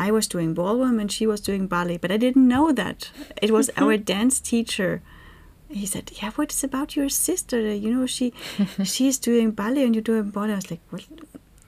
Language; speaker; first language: English; non-native, fluent; German